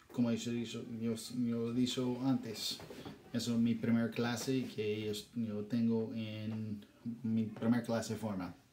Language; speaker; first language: Spanish; non-native, learner; English